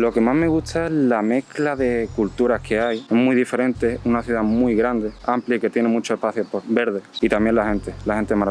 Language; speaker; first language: Spanish; native; Spanish